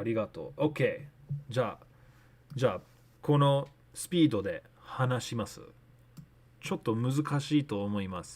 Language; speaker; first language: Japanese; non-native, learner; English